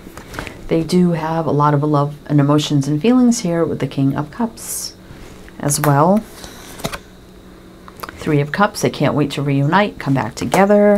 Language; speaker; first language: English; native; English